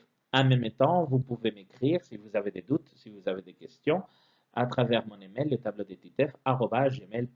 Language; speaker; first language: French; non-native, fluent; Spanish